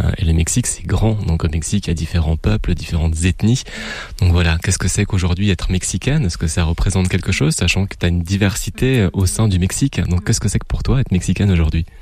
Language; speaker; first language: French; native; French